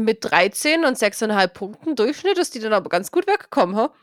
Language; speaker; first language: German; native; German